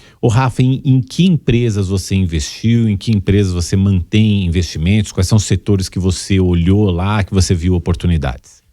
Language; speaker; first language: Portuguese; native; Portuguese